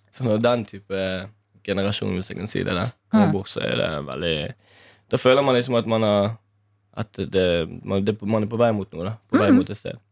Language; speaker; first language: Norwegian; native; Norwegian